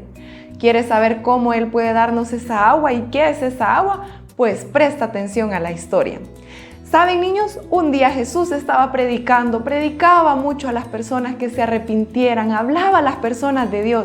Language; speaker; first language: Spanish; native; Spanish